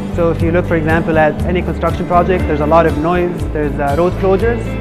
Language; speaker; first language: English; non-native, fluent; Arabic